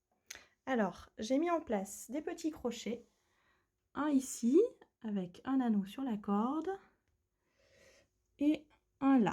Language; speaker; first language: French; native; French